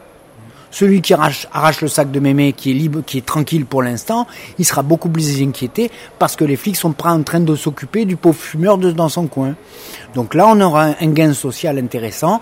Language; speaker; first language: French; native; French